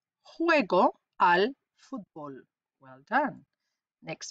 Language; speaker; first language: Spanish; non-native, fluent; English